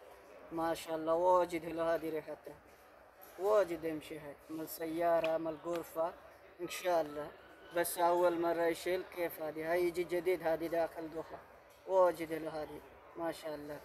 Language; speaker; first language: Arabic; non-native, learner; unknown